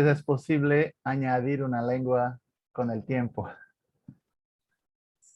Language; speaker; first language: Spanish; non-native, fluent; Portuguese